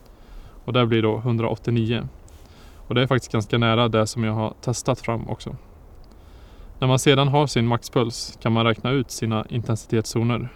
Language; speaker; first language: Swedish; native; Swedish